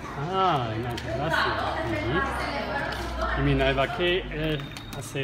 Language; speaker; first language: Spanish; non-native, learner; German